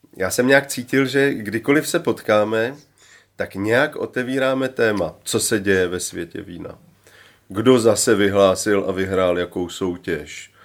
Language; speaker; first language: Czech; native; Czech